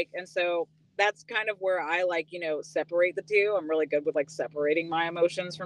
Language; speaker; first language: English; native; English